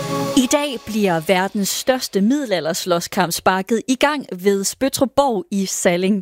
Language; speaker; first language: Danish; native; Danish